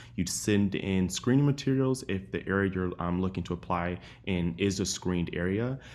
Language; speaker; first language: English; native; English